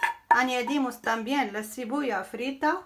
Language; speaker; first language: Spanish; non-native, fluent; Arabic